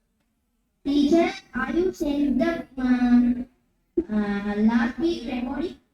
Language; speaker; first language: English; non-native, local second language; Sinhala